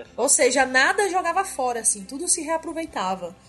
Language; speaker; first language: Portuguese; native; Portuguese